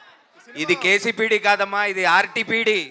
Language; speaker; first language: Telugu; native; Telugu